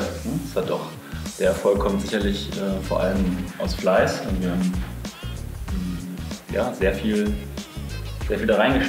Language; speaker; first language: German; native; German